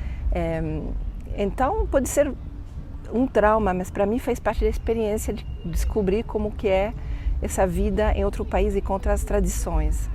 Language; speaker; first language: Portuguese; non-native, fluent; French